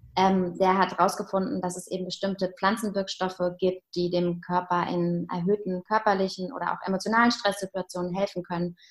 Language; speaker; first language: German; native; German